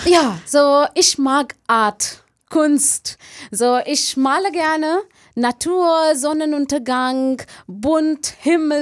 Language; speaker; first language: German; non-native, learner; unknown